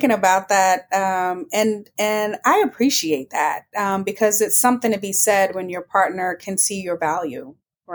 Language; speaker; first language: English; native; English